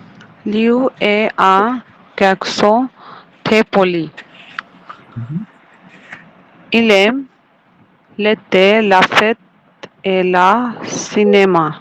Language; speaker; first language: French; non-native, learner; Bangla